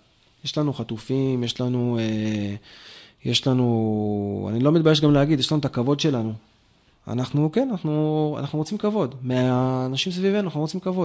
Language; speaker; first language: Hebrew; native; Hebrew